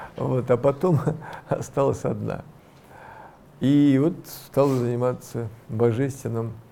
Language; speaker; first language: Russian; native; Russian